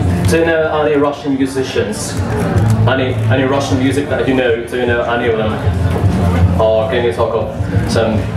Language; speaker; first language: English; non-native, fluent; Russian